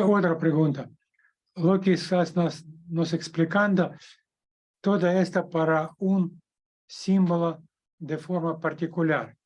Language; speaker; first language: Spanish; non-native, learner; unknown